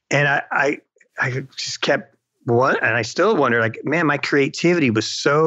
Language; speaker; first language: English; native; English